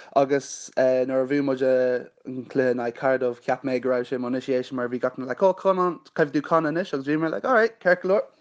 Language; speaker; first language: Irish; non-native, local second language; English